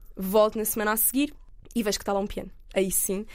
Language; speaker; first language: Portuguese; native; Portuguese